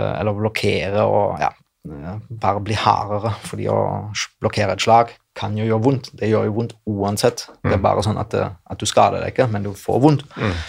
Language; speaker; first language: Norwegian; non-native, fluent; German